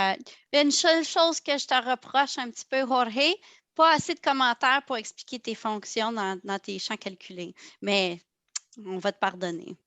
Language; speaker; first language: French; native; French